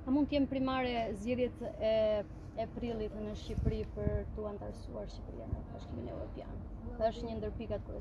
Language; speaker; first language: Albanian; native; Albanian